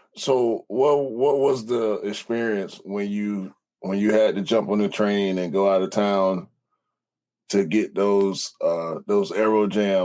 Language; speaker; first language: English; native; English